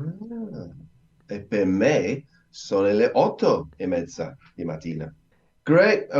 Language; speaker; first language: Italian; non-native, learner; English